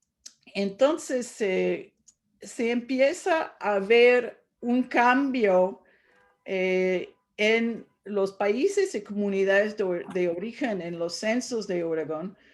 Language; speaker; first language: Spanish; non-native, fluent; English